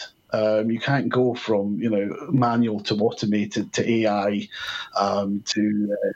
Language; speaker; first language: English; native; English